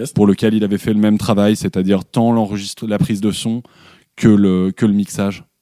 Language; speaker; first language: French; native; French